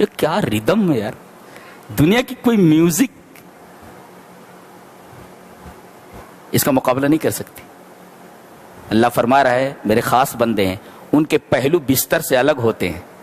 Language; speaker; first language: Urdu; native; Urdu